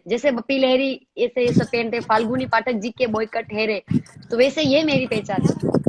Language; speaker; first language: Hindi; non-native, local second language; Gujarati